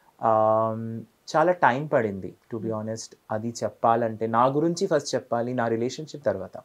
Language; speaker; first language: Telugu; non-native, fluent; Bangla